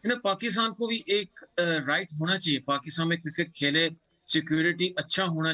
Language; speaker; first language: Hindi; early bilingual, heritage; English